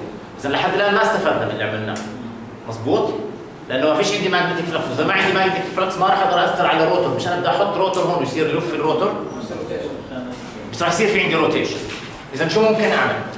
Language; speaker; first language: Arabic; native; Arabic